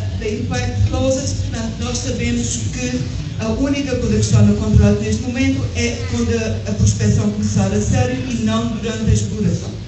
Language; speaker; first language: Portuguese; early bilingual, heritage; English